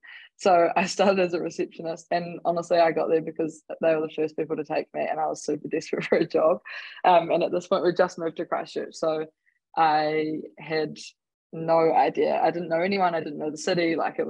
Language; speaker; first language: English; native; English